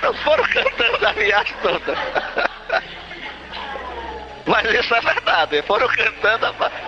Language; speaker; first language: Portuguese; native; Portuguese